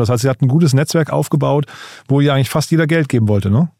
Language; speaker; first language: German; native; German